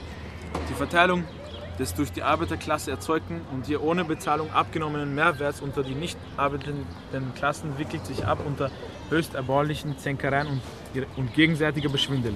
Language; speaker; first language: German; native; German